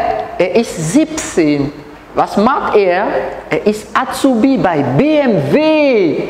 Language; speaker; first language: German; non-native, learner; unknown